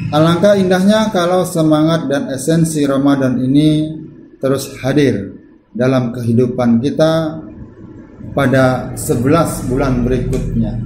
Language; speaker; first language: Indonesian; native; Indonesian